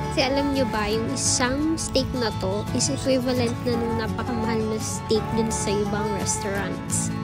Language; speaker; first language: Filipino; non-native, local second language; Cebuano